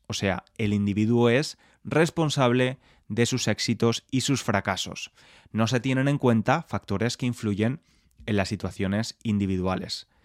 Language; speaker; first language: Spanish; native; Spanish